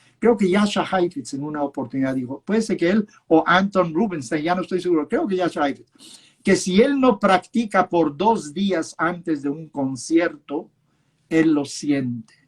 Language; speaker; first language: Spanish; early bilingual, other home language; Yiddish